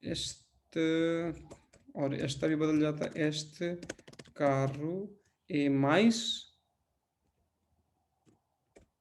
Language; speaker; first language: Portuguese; non-native, fluent; Hindi